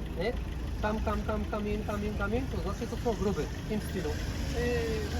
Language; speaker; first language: Polish; non-native, learner; Arabic